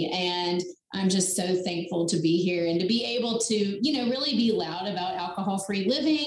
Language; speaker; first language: English; native; English